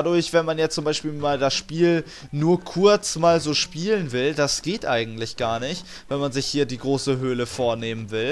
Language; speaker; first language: German; native; German